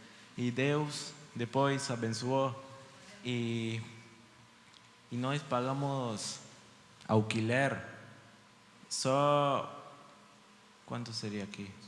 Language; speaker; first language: Portuguese; early bilingual, heritage; Portuguese